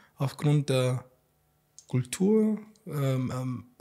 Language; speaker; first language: German; non-native, fluent; Arabic